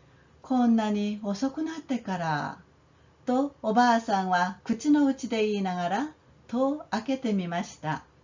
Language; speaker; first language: Japanese; non-native, fluent; Korean